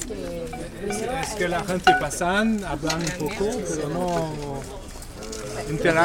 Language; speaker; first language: Spanish; non-native, learner; French